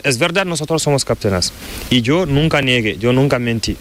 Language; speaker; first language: Spanish; non-native, learner; Fula